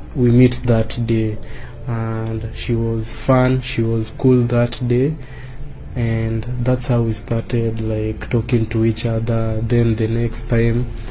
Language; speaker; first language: English; non-native, local second language; Kikuyu